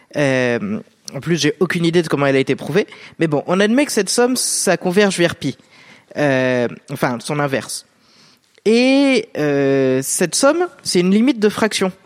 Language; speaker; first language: French; native; French